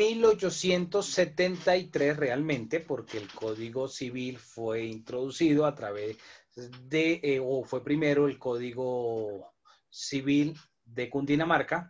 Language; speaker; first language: Spanish; native; Spanish